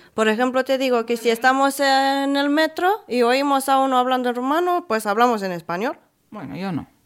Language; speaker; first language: Spanish; non-native, fluent; Romanian